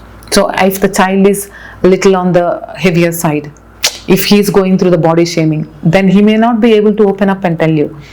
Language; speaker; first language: English; non-native, local second language; Telugu